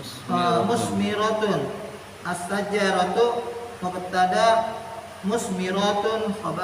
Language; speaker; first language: Arabic; non-native, learner; Indonesian